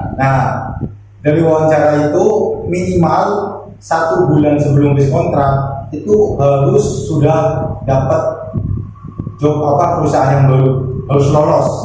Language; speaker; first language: Indonesian; non-native, local second language; Javanese